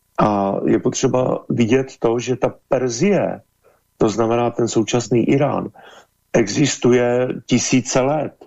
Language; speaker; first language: Czech; native; Czech